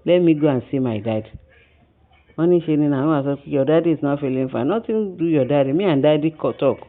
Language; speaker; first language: English; non-native, local second language; Yoruba